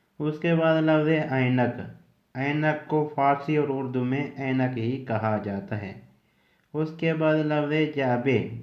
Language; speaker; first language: Urdu; native; Urdu